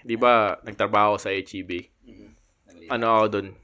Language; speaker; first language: Filipino; native; Filipino